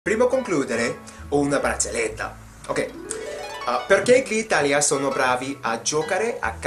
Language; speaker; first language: Italian; non-native, learner; English